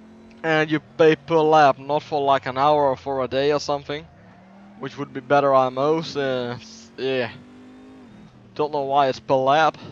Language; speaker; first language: English; non-native, fluent; Dutch